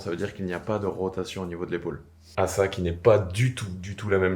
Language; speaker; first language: French; native; French